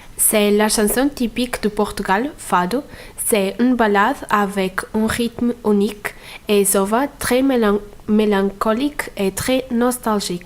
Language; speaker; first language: French; non-native, fluent; Portuguese